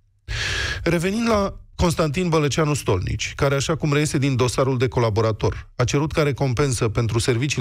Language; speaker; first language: Romanian; native; Romanian